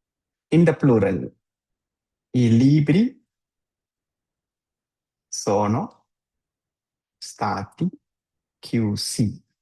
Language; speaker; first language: Italian; non-native, fluent; Tamil